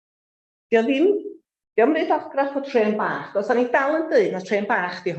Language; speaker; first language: Welsh; native; Welsh